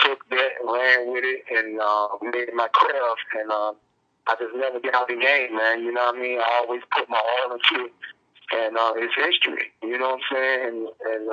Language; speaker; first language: English; native; English